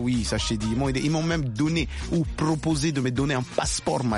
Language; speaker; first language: French; non-native, local second language; Luba-Lulua